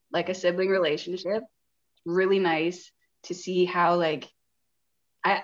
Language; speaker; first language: English; native; English